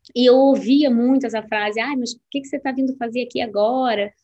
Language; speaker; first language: Portuguese; native; Portuguese